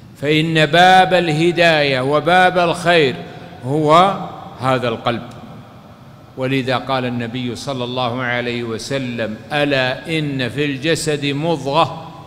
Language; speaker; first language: Arabic; native; Arabic